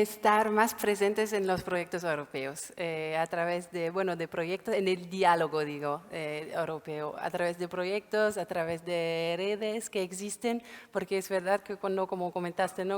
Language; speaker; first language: Spanish; non-native, fluent; German